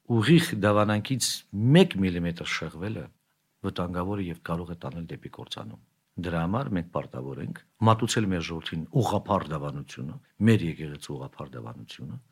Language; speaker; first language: Armenian; native; Armenian